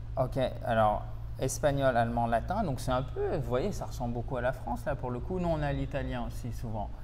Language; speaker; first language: French; native; French